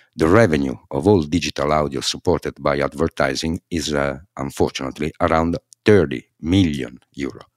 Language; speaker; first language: English; non-native, fluent; Italian